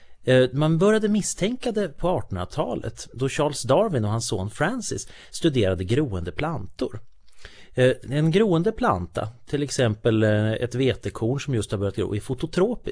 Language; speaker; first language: Swedish; native; Swedish